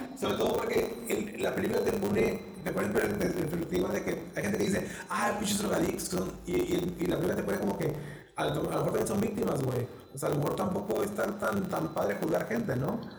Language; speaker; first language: Spanish; native; Spanish